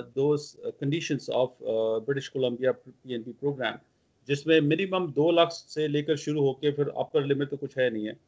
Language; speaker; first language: Hindi; non-native, local second language; Punjabi